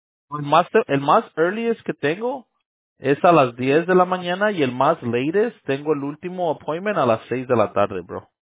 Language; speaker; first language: Spanish; early bilingual, heritage; Spanish